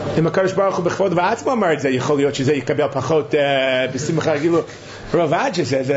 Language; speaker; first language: Hebrew; non-native, fluent; English